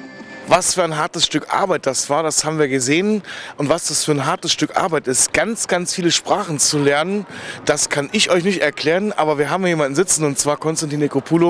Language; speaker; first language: German; native; German